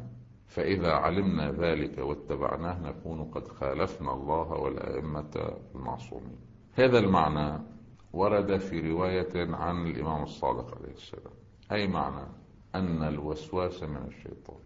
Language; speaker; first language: Arabic; native; Arabic